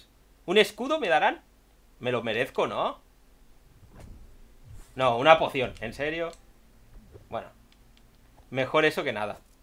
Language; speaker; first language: Spanish; native; Spanish